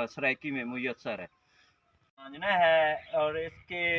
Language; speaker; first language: Urdu; native; Urdu